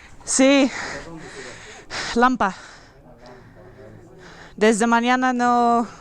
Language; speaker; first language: Spanish; non-native, learner; Dutch